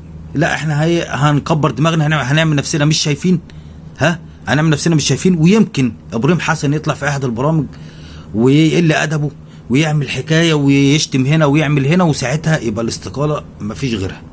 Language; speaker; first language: Arabic; native; Arabic